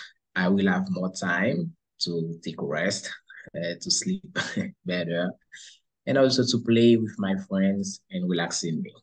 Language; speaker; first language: English; non-native, learner; Haitian Creole